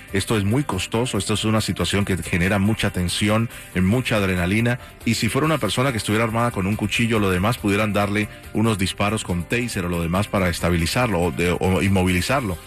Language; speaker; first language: Spanish; native; Spanish